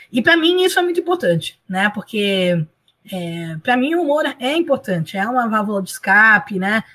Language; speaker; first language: Portuguese; early bilingual, other home language; Spanish